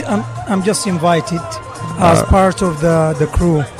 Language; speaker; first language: English; non-native, fluent; Arabic